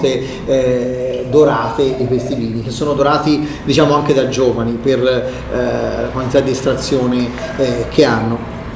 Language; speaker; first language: Italian; native; Italian